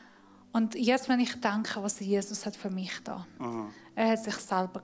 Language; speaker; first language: German; non-native, fluent; Persian